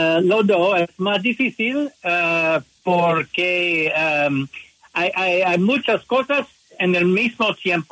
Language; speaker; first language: Spanish; non-native, learner; English